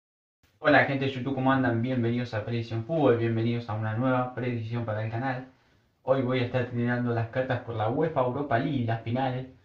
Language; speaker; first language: Spanish; native; Spanish